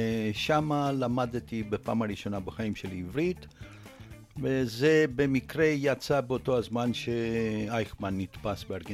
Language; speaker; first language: Hebrew; non-native, fluent; Romanian